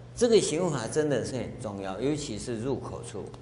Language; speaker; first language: Chinese; native; Chinese